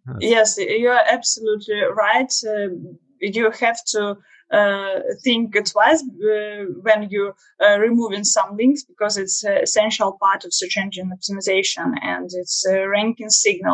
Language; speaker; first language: English; non-native, learner; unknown